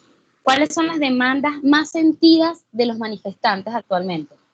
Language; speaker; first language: Spanish; native; Spanish